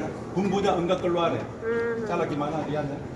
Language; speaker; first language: Indonesian; non-native, learner; Korean